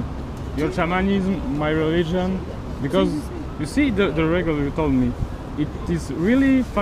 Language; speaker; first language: English; non-native, learner; Polish